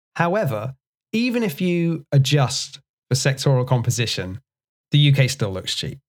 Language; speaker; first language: English; native; English